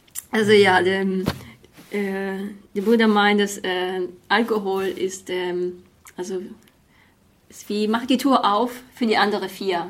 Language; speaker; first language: German; non-native, fluent; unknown